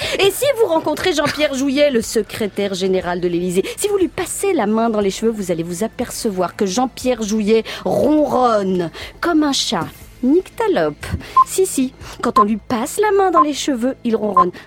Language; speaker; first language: French; native; French